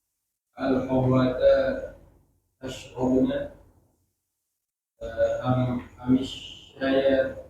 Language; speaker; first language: Arabic; non-native, learner; Indonesian